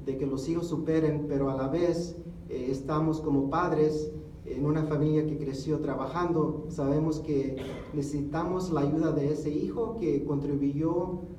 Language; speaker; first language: Spanish; early bilingual, heritage; Spanish